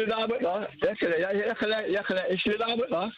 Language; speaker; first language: Dutch; non-native, learner; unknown